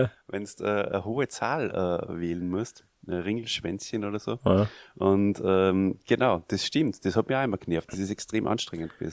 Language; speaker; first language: German; native; German